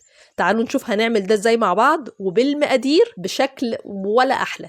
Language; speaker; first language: Arabic; native; Arabic